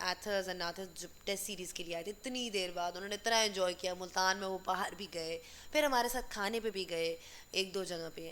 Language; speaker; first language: Urdu; native; Urdu